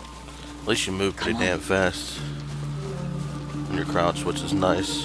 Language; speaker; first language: English; native; English